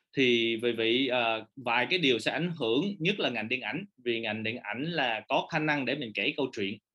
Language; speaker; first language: Vietnamese; early bilingual, heritage; Vietnamese